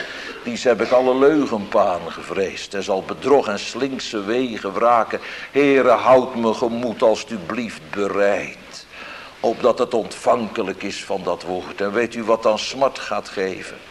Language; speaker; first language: Dutch; native; Dutch